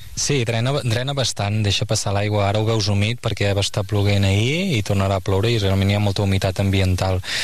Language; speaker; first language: Catalan; native; Catalan